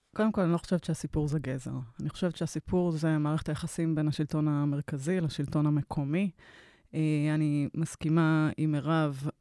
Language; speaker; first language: Hebrew; native; Hebrew